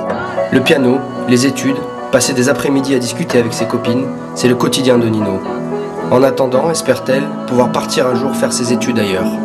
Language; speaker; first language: French; native; French